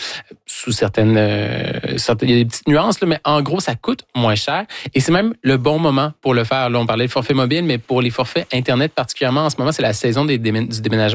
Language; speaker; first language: French; native; French